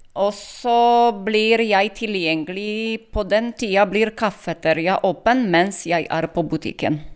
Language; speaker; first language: Norwegian; non-native, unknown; Polish